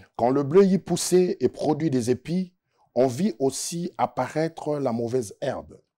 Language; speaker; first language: French; non-native, local second language; Lingala